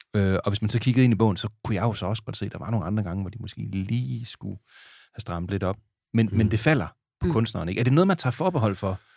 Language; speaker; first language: Danish; native; Danish